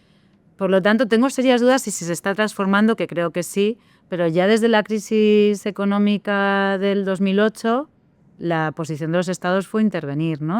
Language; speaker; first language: Spanish; native; Spanish